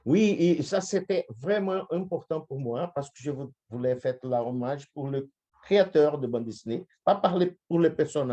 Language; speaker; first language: French; non-native, fluent; Portuguese